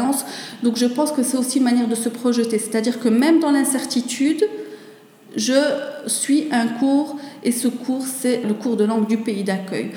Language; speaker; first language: French; native; French